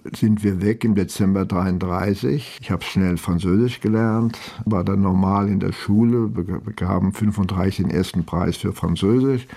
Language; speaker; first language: German; native; German